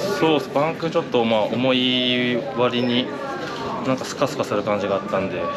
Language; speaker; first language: Japanese; native; Japanese